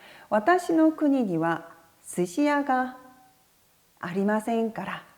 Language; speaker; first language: Japanese; non-native, fluent; Korean